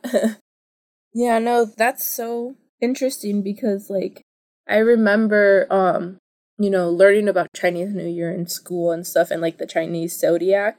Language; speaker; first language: English; early bilingual, other home language; Spanish